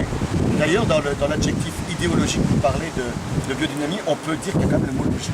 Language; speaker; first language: French; native; French